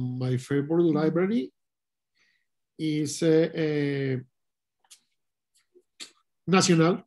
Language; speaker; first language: English; non-native, learner; Spanish